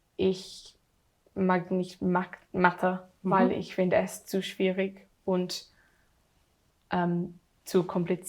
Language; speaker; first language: German; non-native, learner; English